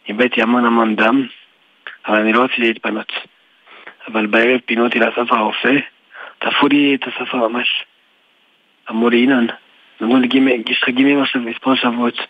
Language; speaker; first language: Hebrew; early bilingual, other home language; French